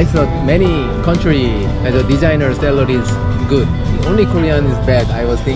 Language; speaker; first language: English; non-native, learner; Korean